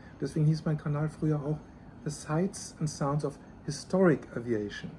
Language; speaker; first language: German; native; German